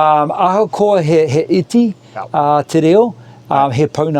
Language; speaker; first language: Māori; non-native, local second language; English